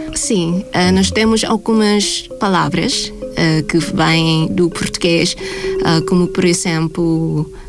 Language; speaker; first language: Portuguese; non-native, fluent; Thai